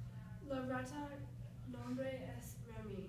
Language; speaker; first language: Spanish; non-native, learner; English